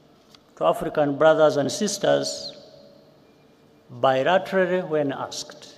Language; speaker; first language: English; non-native, local second language; Kinyarwanda